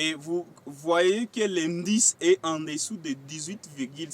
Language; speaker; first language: French; non-native, local second language; Swahili